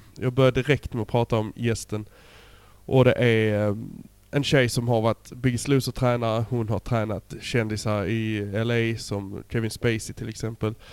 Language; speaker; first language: Swedish; native; Swedish